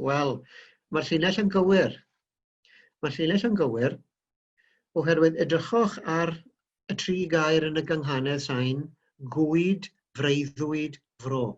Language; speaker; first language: Welsh; native; Welsh